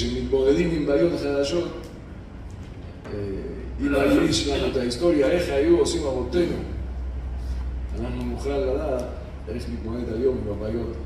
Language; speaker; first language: Hebrew; non-native, fluent; Spanish